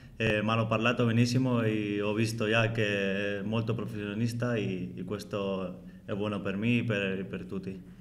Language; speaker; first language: Italian; non-native, learner; Spanish